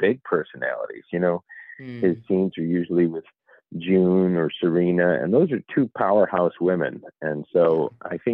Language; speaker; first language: English; native; English